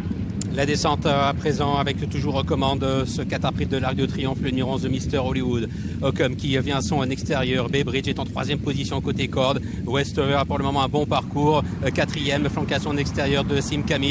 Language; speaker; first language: French; native; French